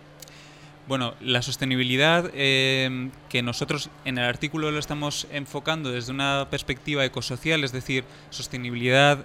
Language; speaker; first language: Spanish; native; Spanish